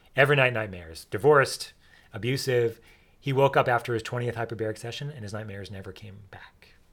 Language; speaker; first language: English; native; English